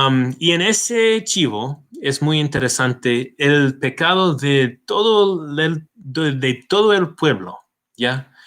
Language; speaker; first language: Spanish; non-native, fluent; English